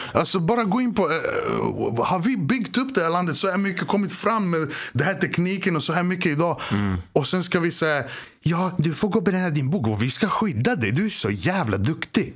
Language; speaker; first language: Swedish; early bilingual, other home language; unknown